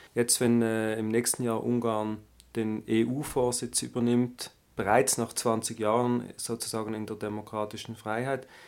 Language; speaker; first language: German; native; German